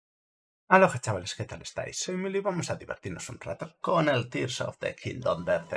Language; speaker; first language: Spanish; native; Spanish